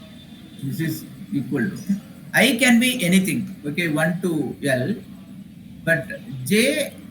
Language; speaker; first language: English; non-native, local second language; Tamil